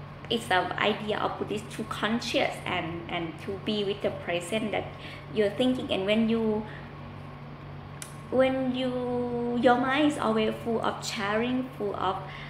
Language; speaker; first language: English; non-native, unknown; Thai